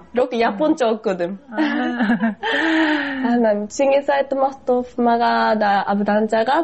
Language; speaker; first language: Kyrgyz; non-native, fluent; Japanese